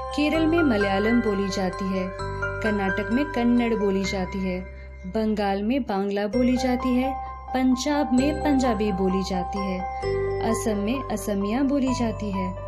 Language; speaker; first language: Hindi; native; Hindi